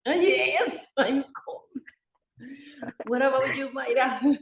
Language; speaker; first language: English; non-native, fluent; Spanish